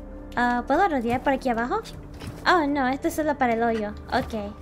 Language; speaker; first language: Spanish; non-native, learner; English